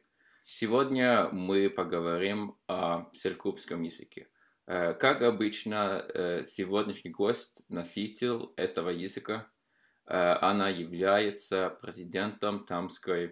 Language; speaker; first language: Russian; non-native, fluent; Norwegian